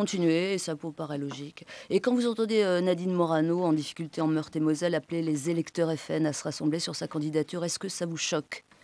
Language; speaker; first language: French; native; French